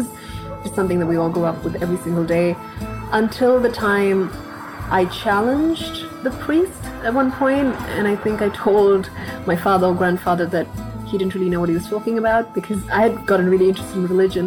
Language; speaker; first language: English; non-native, local second language; Tamil